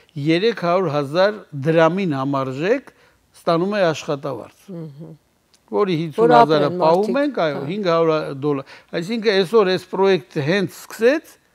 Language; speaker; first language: Armenian; native; Armenian